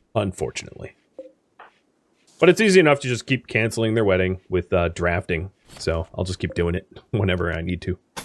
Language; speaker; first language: English; native; English